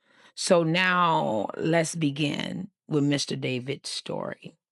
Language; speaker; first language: English; native; English